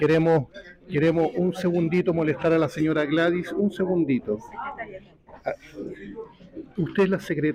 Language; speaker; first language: Spanish; native; Spanish